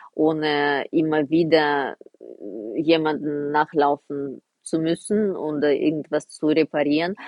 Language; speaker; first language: German; non-native, fluent; Russian